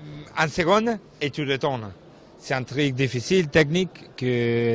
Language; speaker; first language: French; non-native, learner; Spanish